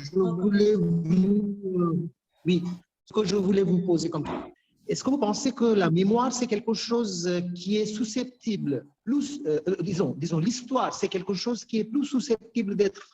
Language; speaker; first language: French; non-native, fluent; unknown